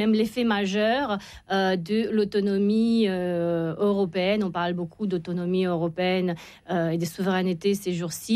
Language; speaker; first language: French; non-native, fluent; Romanian